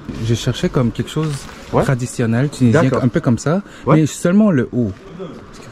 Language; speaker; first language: French; non-native, learner; Korean